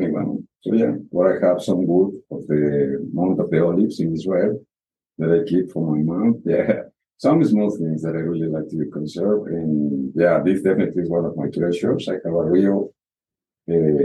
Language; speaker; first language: English; non-native, fluent; Spanish